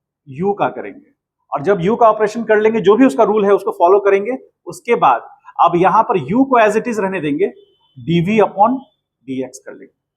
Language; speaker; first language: Hindi; native; Hindi